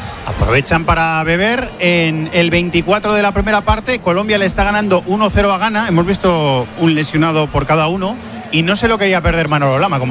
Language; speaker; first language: Spanish; native; Spanish